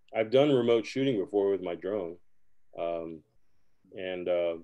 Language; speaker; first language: English; early bilingual, other home language; Spanish